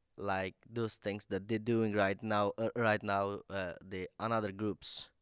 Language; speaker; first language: English; non-native, learner; Persian